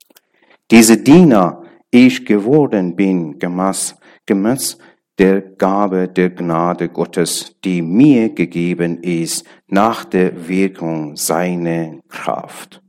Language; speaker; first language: German; non-native, learner; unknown